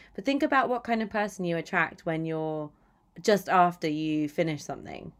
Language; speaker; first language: English; native; English